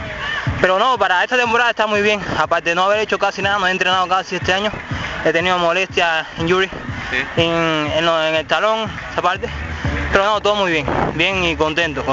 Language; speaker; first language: Spanish; native; Spanish